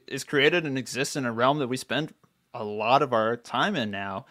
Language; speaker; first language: English; native; English